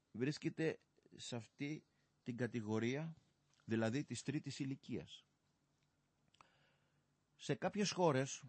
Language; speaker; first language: Greek; native; Greek